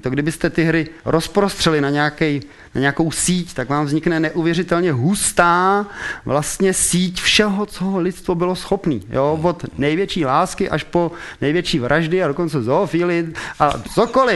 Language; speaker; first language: Czech; native; Czech